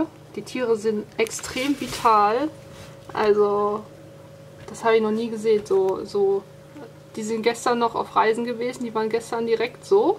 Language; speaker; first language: German; native; German